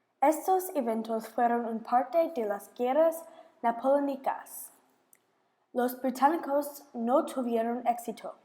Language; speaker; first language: Spanish; non-native, learner; English